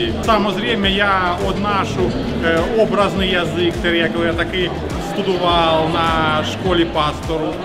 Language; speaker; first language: Czech; non-native, learner; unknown